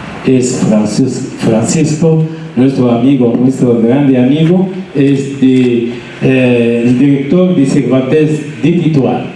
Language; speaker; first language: Spanish; non-native, learner; Arabic